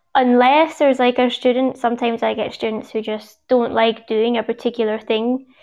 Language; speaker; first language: English; native; English